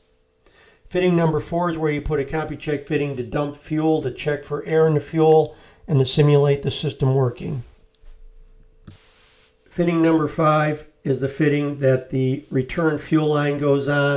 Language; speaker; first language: English; native; English